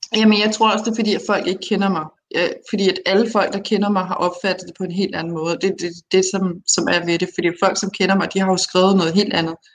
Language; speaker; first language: Danish; early bilingual, other home language; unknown